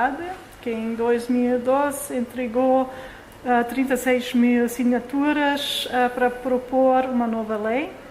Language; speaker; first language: Portuguese; non-native, fluent; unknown